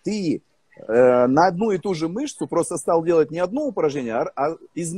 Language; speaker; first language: Russian; native; Russian